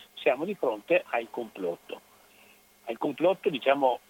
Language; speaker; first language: Italian; native; Italian